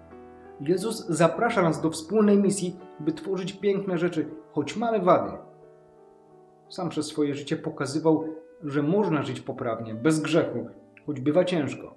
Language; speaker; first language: Polish; native; Polish